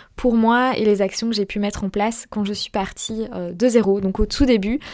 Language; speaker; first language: French; native; French